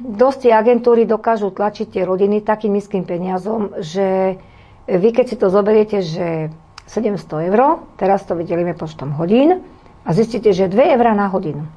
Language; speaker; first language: Slovak; native; Slovak